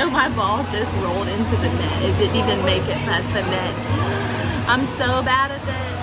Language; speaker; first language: English; native; English